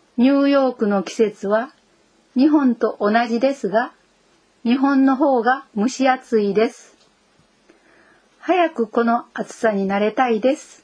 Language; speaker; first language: Japanese; non-native, fluent; English